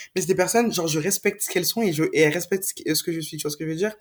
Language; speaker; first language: French; native; French